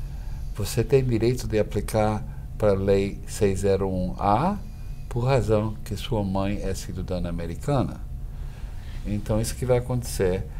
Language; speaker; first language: Portuguese; non-native, fluent; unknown